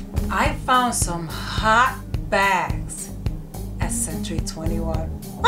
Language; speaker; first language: English; early bilingual, other home language; Spanish